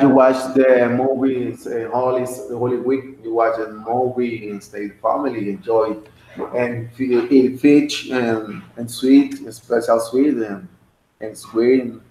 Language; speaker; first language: English; non-native, learner; Spanish